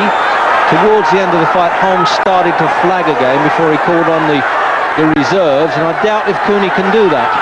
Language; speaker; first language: English; native; English